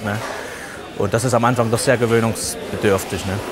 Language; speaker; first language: German; native; German